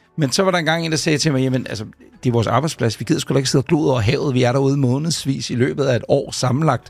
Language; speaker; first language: Danish; native; Danish